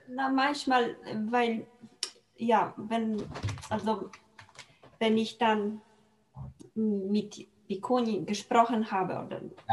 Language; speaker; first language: German; non-native, fluent; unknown